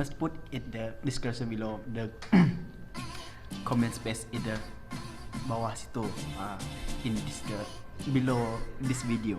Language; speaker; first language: English; non-native, learner; Malay